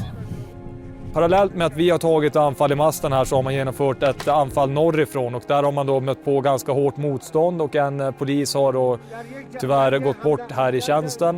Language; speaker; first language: Swedish; native; Swedish